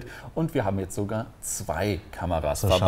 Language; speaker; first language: German; native; German